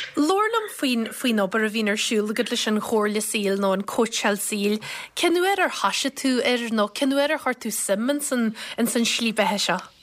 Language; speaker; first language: Irish; native; Irish